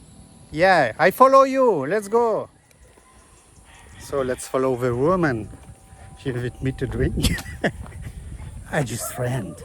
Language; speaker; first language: English; non-native, learner; French